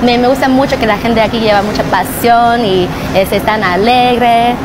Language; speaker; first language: Spanish; non-native, fluent; Chinese